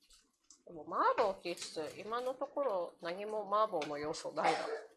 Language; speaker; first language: Japanese; native; Japanese